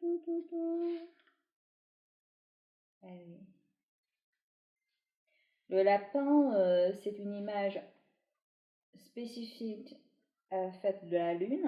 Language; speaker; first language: French; non-native, fluent; Chinese